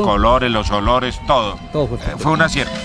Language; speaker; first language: Spanish; native; Spanish